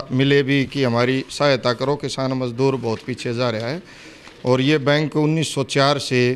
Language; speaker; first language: Hindi; native; Hindi